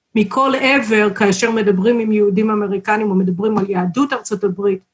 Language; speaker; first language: Hebrew; non-native, fluent; English